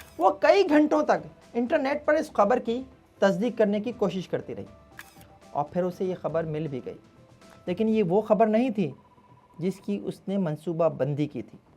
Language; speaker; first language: Urdu; native; Urdu